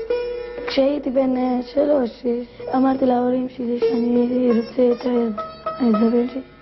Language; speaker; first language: Hebrew; non-native, local second language; Arabic